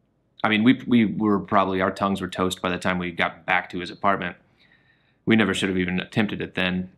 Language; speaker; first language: English; native; English